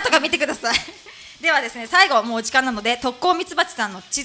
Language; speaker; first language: Japanese; native; Japanese